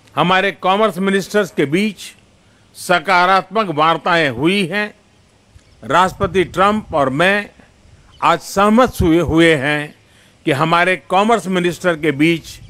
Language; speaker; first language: Hindi; non-native, local second language; Gujarati